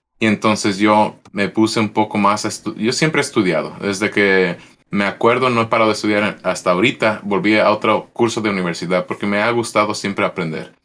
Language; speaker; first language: Spanish; early bilingual, heritage; Spanish